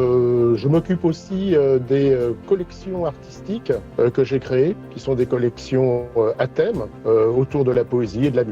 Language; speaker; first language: French; native; French